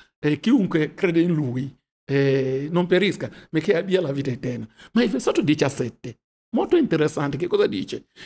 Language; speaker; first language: Italian; non-native, fluent; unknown